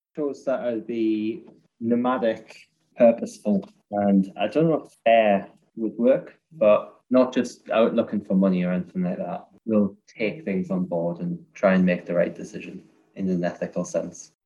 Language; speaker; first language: English; native; English